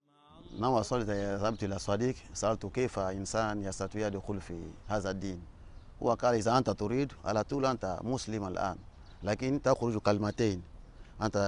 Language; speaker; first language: Arabic; non-native, learner; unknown